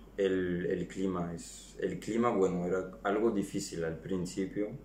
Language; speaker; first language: Spanish; non-native, fluent; French